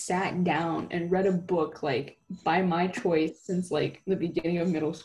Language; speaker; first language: English; native; English